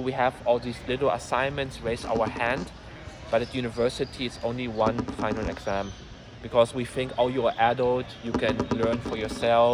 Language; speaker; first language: English; non-native, fluent; German